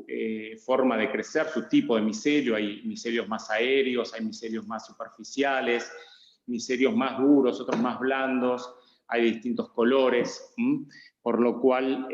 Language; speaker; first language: Spanish; native; Spanish